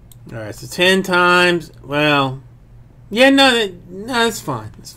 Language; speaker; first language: English; native; English